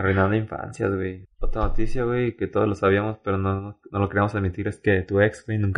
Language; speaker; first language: Spanish; native; Spanish